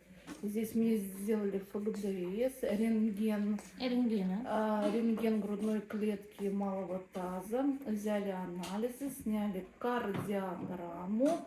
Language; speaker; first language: Russian; native; Russian